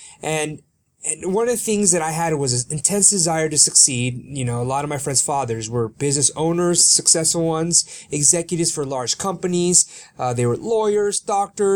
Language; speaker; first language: English; early bilingual, other home language; Korean